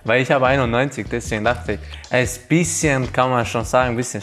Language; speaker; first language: German; non-native, fluent; Hungarian